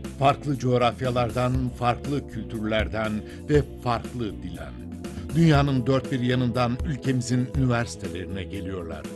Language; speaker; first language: Turkish; native; Turkish